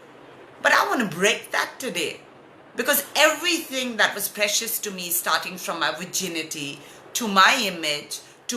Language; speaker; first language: English; non-native, local second language; Hindi